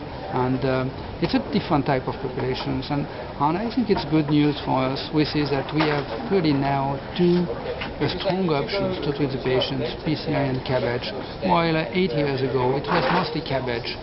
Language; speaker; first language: English; non-native, fluent; French